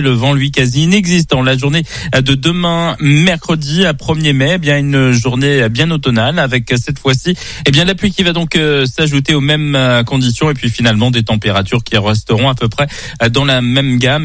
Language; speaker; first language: French; native; French